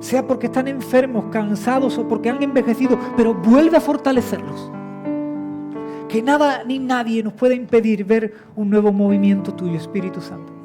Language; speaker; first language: Spanish; native; Spanish